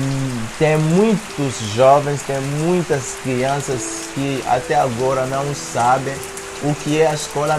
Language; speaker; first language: Portuguese; non-native, fluent; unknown